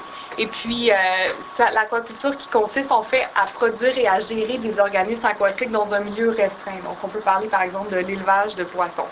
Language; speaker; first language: French; native; French